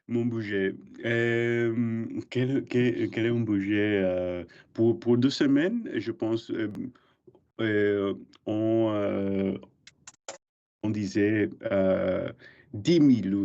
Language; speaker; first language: French; non-native, learner; English